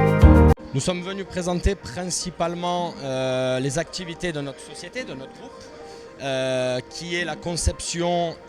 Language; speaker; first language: French; native; French